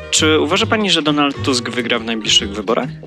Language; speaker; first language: Polish; native; Polish